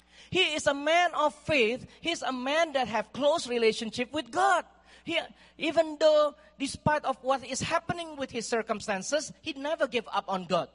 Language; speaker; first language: English; non-native, fluent; Indonesian